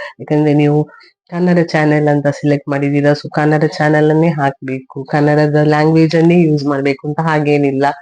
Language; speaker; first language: Kannada; non-native, local second language; Tulu